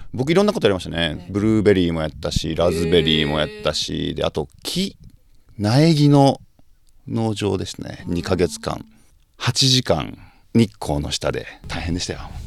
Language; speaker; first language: Japanese; native; Japanese